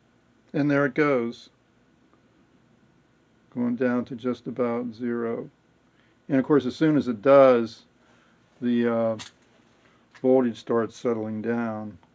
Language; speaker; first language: English; native; English